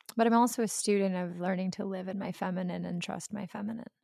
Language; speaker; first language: English; native; English